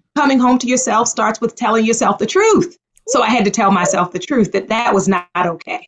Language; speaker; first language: English; native; English